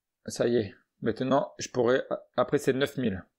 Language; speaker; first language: French; native; French